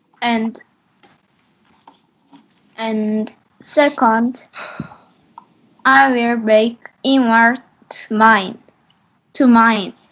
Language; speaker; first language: English; non-native, learner; Korean